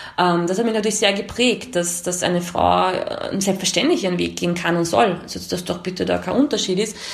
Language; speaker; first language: German; early bilingual, other home language; Hungarian